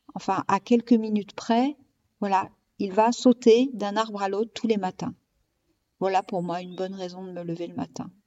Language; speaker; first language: French; native; French